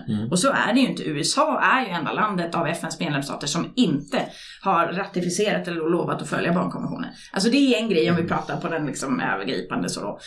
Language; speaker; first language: Swedish; native; Swedish